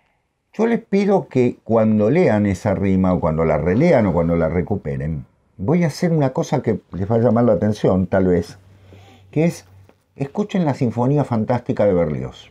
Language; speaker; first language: Spanish; native; Spanish